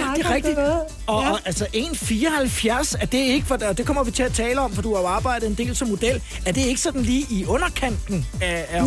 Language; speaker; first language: Danish; native; Danish